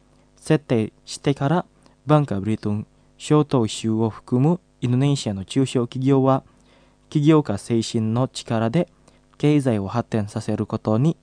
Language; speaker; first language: Japanese; non-native, fluent; Indonesian